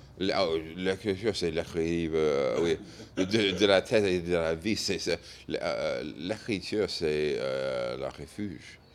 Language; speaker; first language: French; non-native, fluent; English